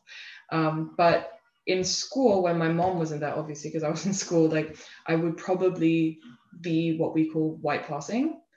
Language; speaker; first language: English; native; English